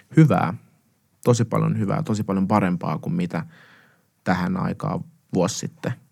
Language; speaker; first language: Finnish; early bilingual, other home language; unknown